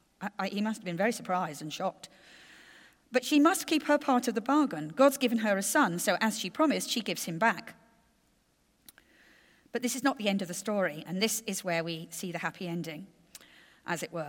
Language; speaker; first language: English; native; English